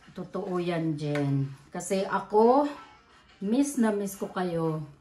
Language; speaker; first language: Filipino; non-native, local second language; Cebuano